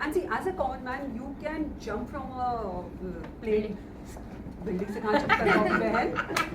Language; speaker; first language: Hindi; native; Hindi